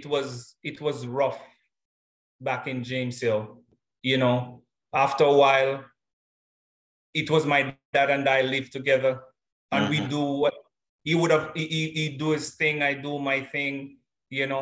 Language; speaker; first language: English; non-native, local second language; Jamaican Creole English